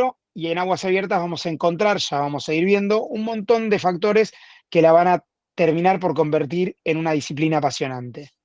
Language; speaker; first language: Spanish; native; Spanish